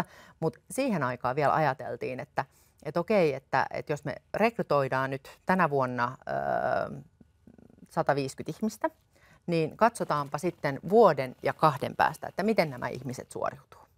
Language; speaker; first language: Finnish; native; Finnish